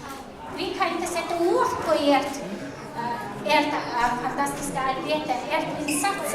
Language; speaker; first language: Swedish; non-native, fluent; Mongolian